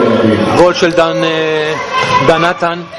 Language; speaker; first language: Hebrew; native; Hebrew